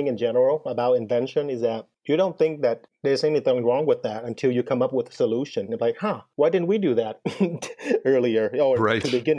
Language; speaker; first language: English; non-native, fluent; Vietnamese